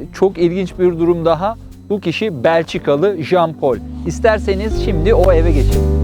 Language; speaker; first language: Turkish; native; Turkish